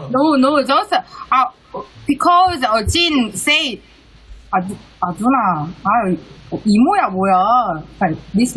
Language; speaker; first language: Korean; non-native, learner; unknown